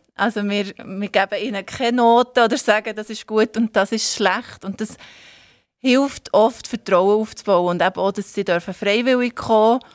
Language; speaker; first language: German; native; German